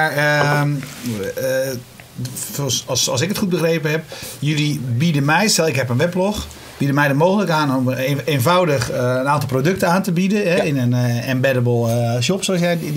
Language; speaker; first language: Dutch; native; Dutch